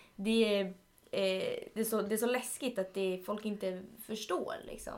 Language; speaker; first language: Swedish; early bilingual, other home language; Spanish